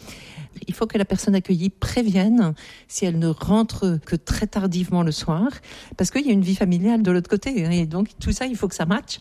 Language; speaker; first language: French; native; French